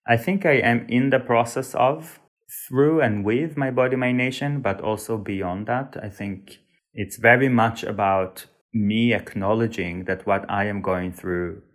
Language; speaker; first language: English; non-native, fluent; Hebrew